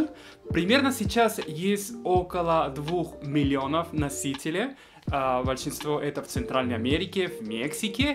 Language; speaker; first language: Russian; non-native, fluent; Spanish